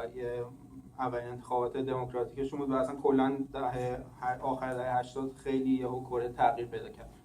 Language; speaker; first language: Persian; early bilingual, heritage; English